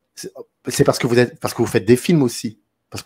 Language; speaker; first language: French; native; French